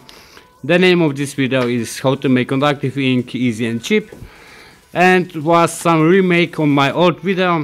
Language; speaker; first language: English; non-native, learner; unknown